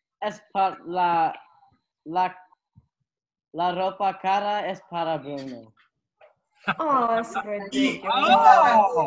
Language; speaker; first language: Spanish; non-native, learner; English